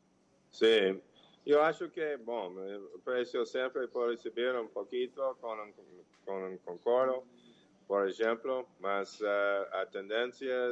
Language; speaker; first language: Portuguese; non-native, fluent; English